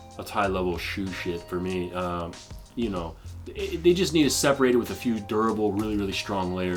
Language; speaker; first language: English; native; English